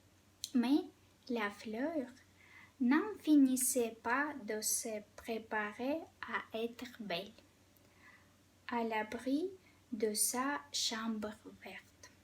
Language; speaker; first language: French; non-native, fluent; Russian